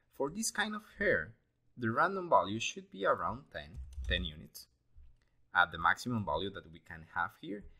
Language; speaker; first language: English; non-native, fluent; Spanish